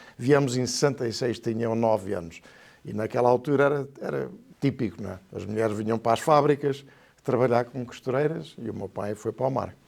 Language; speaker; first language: Portuguese; native; Portuguese